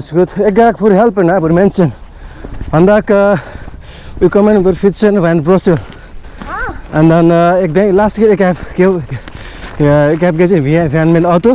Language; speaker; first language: Dutch; non-native, learner; Nepali